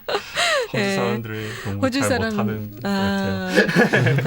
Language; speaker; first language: Korean; non-native, fluent; English